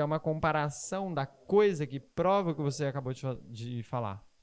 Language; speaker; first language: Portuguese; native; Portuguese